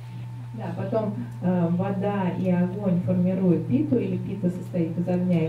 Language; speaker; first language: Russian; native; Russian